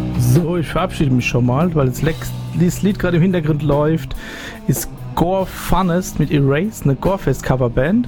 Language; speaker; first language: German; native; German